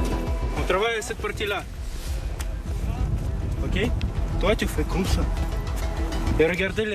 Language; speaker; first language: French; non-native, learner; Russian